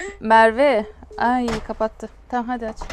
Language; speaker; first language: Turkish; non-native, fluent; Russian